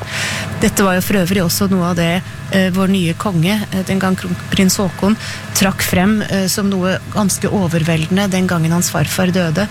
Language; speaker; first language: Norwegian; native; Norwegian